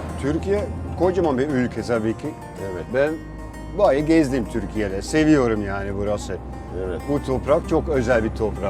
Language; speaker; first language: Turkish; non-native, fluent; Dutch